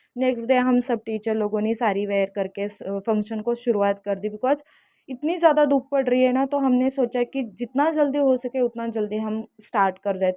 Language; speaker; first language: Hindi; non-native, local second language; Marathi